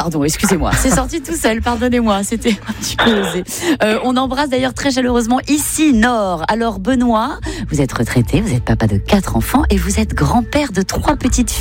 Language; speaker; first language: French; native; French